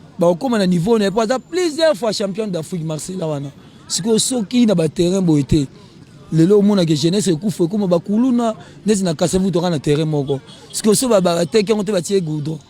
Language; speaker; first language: Lingala; native; Lingala